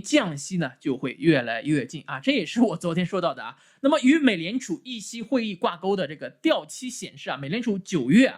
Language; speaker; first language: Chinese; native; Chinese